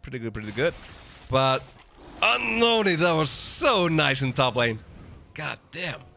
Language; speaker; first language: English; non-native, fluent; Icelandic